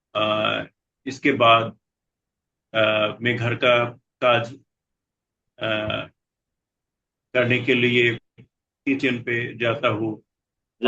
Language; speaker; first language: Hindi; non-native, learner; Bangla